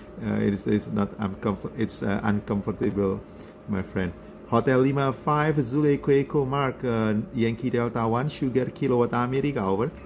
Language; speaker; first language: English; non-native, learner; Indonesian